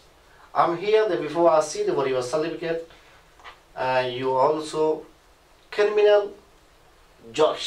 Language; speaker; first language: English; non-native, learner; Rohingya